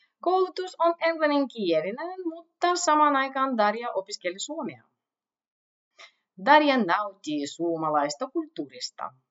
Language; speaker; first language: Finnish; non-native, learner; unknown